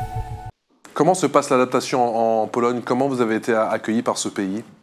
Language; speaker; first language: French; native; French